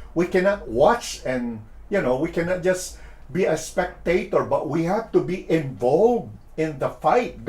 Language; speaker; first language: English; non-native, local second language; Filipino